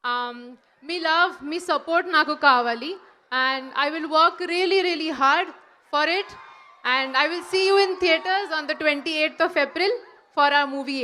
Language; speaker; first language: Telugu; non-native, learner; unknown